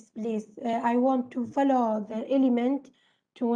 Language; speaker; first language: English; non-native, local second language; Malay